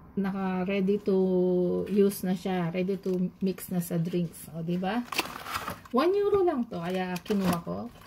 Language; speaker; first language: Filipino; native; Filipino